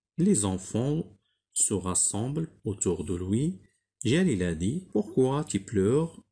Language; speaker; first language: French; non-native, local second language; Arabic